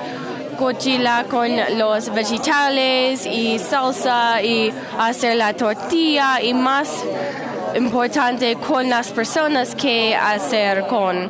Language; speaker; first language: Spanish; non-native, learner; English